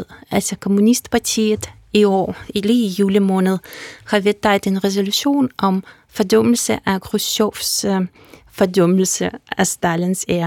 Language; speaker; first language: Danish; non-native, fluent; Russian